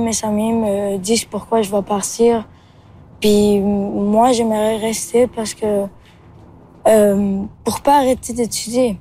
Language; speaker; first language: French; early bilingual, other home language; Spanish